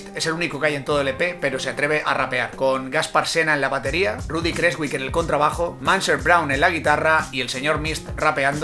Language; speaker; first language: Spanish; native; Spanish